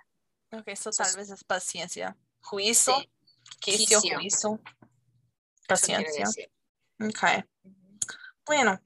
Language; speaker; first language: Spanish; non-native, fluent; English